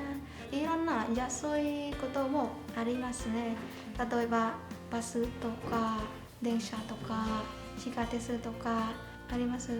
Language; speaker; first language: Japanese; non-native, learner; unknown